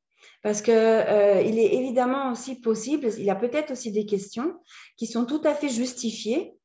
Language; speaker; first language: French; native; French